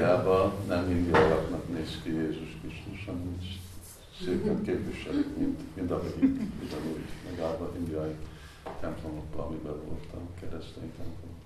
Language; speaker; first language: Hungarian; non-native, fluent; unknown